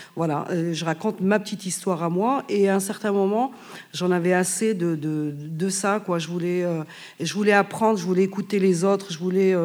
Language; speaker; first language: French; non-native, local second language; Arabic